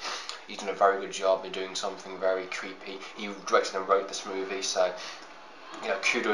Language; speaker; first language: English; native; English